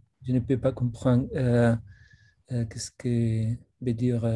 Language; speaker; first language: French; non-native, fluent; Spanish